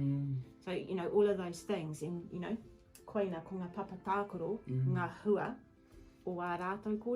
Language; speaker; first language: Māori; non-native, local second language; English